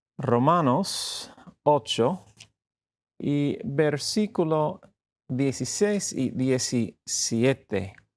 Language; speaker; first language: Spanish; non-native, fluent; English